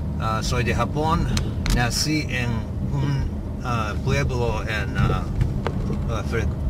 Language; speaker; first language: Spanish; non-native, learner; Japanese